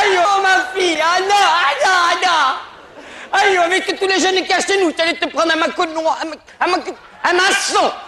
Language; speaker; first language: French; native; French